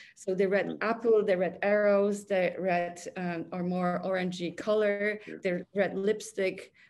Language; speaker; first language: English; non-native, fluent; Polish